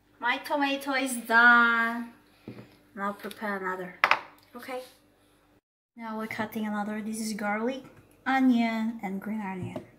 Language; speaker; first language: English; non-native, learner; Indonesian